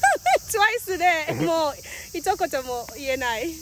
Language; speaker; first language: Japanese; non-native, fluent; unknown